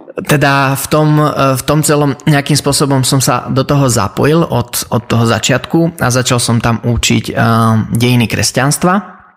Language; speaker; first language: Slovak; early bilingual, heritage; Slovak